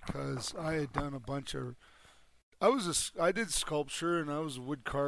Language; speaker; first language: English; native; English